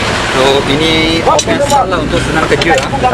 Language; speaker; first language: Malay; non-native, local second language; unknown